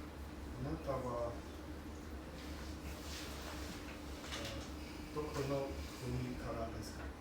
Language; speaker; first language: Japanese; non-native, learner; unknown